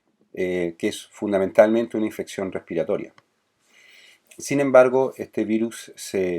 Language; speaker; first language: Spanish; native; Spanish